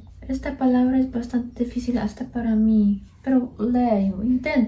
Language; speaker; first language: Spanish; non-native, fluent; Polish